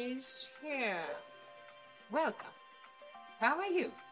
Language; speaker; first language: English; non-native, learner; Russian